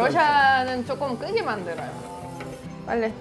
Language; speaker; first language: Korean; non-native, fluent; Russian